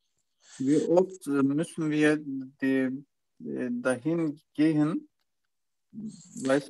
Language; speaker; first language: German; non-native, learner; Turkish